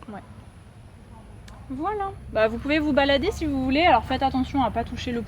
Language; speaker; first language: French; native; French